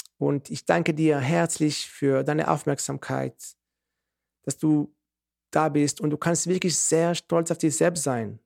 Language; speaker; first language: German; non-native, fluent; Hebrew